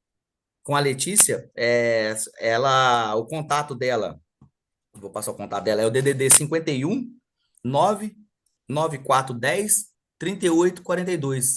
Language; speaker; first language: Portuguese; native; Portuguese